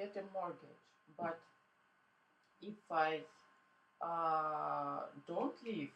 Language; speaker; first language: English; non-native, learner; Russian